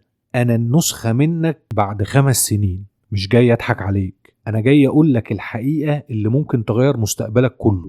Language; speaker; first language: Arabic; native; Arabic